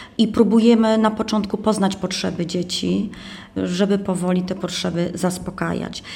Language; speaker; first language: Polish; native; Polish